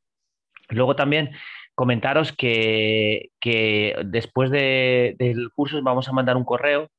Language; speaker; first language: Spanish; native; Spanish